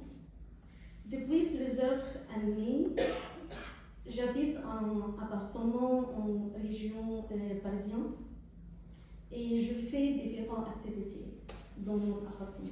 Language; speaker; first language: French; non-native, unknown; Arabic